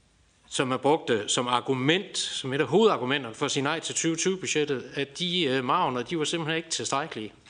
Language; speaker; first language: Danish; native; Danish